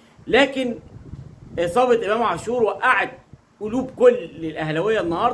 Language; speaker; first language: Arabic; native; Arabic